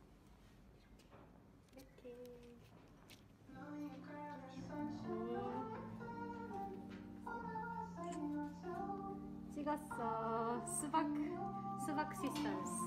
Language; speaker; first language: Korean; non-native, learner; Burmese